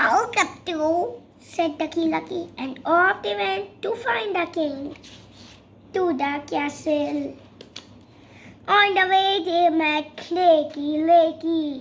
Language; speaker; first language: English; non-native, learner; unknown